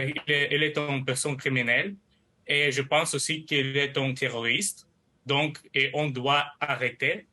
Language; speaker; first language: French; non-native, learner; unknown